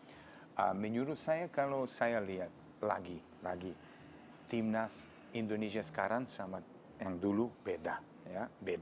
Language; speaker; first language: Indonesian; non-native, fluent; Serbian